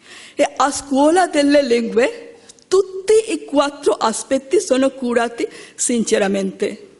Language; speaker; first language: Italian; non-native, learner; Bangla